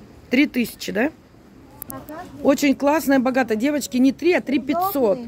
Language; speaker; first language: Russian; native; Russian